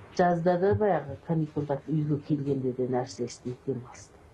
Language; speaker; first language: Kazakh; native; Kazakh